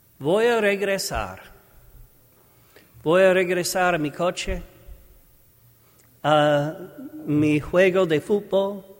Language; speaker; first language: Spanish; non-native, learner; English